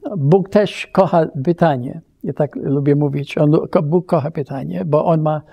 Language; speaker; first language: Polish; early bilingual, heritage; Polish